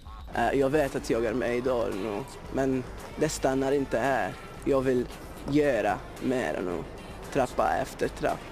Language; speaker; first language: Swedish; non-native, fluent; Maltese